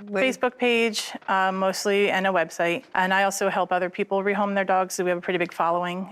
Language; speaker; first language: English; native; English